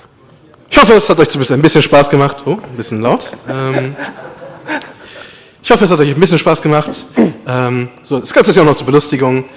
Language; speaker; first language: German; native; German